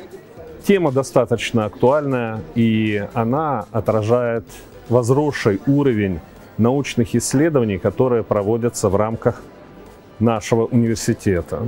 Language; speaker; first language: Russian; native; Russian